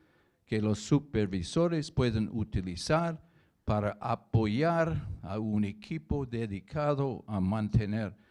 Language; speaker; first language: Spanish; non-native, learner; English